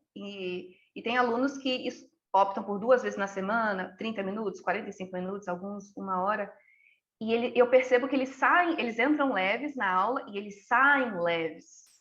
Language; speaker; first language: Portuguese; native; Portuguese